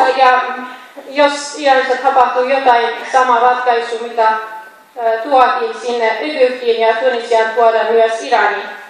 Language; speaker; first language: Finnish; non-native, fluent; Persian